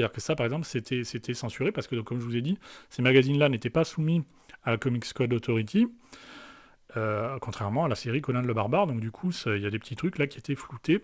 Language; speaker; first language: French; native; French